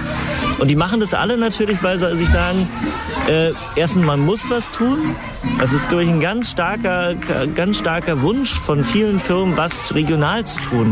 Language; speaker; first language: German; native; German